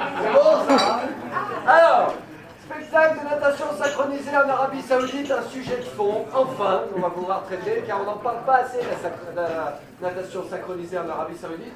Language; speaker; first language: French; native; French